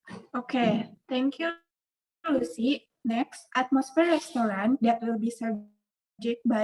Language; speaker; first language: English; non-native, learner; Indonesian